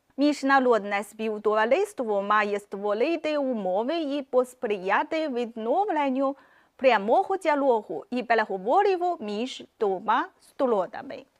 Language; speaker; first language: Ukrainian; non-native, fluent; Chinese